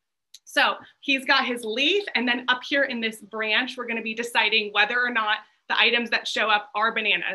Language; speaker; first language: English; native; English